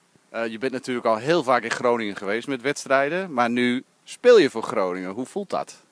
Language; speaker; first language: Dutch; native; Dutch